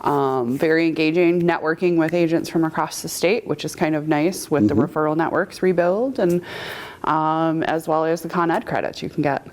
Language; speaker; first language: English; native; English